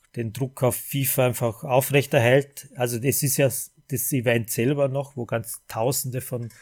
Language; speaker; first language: German; native; German